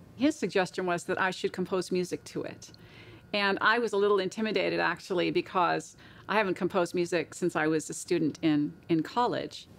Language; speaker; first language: English; native; English